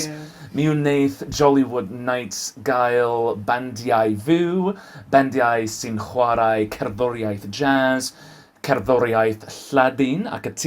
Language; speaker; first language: Welsh; non-native, learner; English